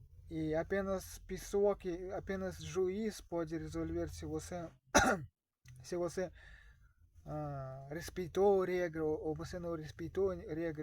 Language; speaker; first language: Portuguese; non-native, learner; Russian